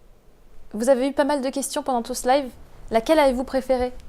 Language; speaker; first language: French; native; French